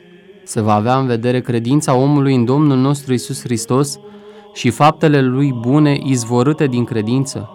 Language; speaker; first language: Romanian; native; Romanian